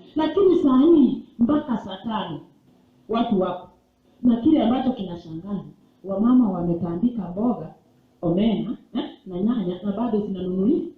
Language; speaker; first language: Swahili; non-native, local second language; Gusii